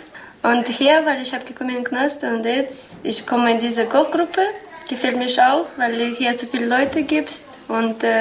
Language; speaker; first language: German; non-native, learner; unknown